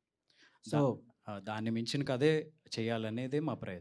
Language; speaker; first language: Telugu; native; Telugu